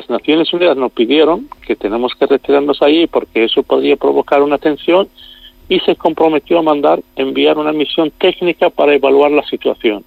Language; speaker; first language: Spanish; non-native, local second language; Arabic